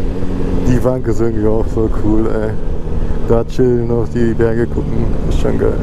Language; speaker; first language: German; native; German